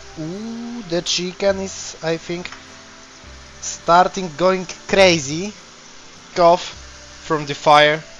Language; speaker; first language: English; non-native, learner; Polish